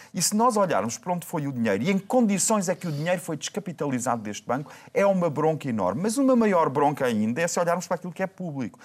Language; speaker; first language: Portuguese; native; Portuguese